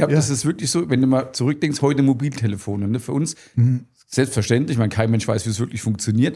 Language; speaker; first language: German; native; German